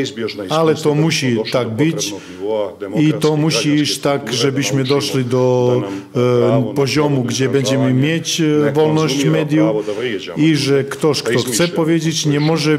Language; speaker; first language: Polish; non-native, fluent; Serbian